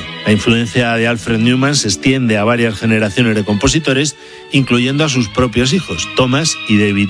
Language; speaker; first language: Spanish; native; Spanish